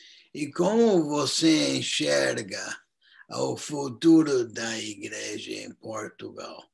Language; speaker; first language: Portuguese; non-native, fluent; English